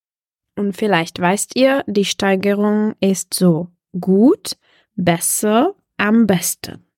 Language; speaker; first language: German; non-native, fluent; Czech